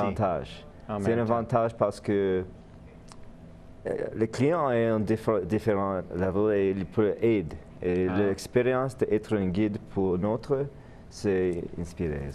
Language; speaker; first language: French; non-native, learner; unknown